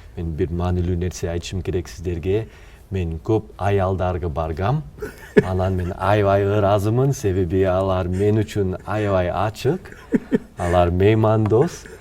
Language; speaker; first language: Kyrgyz; non-native, fluent; English